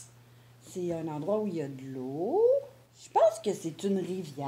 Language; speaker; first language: French; native; French